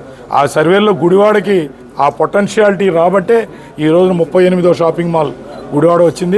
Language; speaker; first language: Telugu; native; Telugu